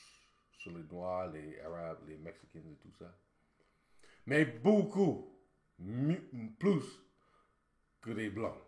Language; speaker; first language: French; non-native, learner; English